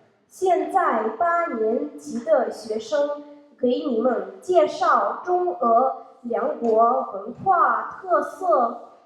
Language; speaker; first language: Chinese; non-native, learner; Russian